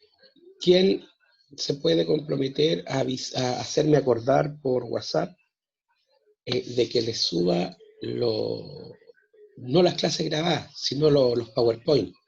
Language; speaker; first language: Spanish; native; Spanish